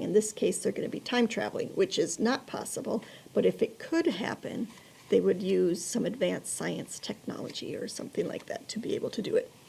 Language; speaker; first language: English; native; English